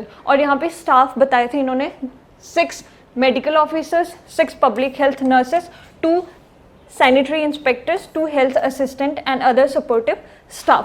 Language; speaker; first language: Hindi; native; Hindi